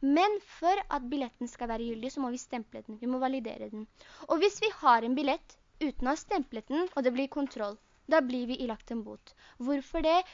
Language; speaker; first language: Norwegian; early bilingual, other home language; Urdu